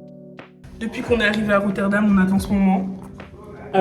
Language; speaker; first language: French; native; French